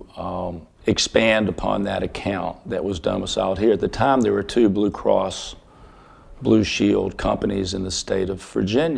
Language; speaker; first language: English; native; English